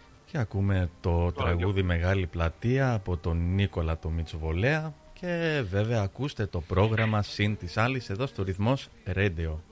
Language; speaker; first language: Greek; early bilingual, other home language; English